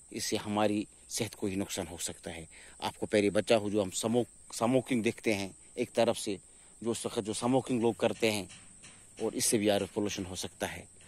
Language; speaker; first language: Urdu; non-native, local second language; Kashmiri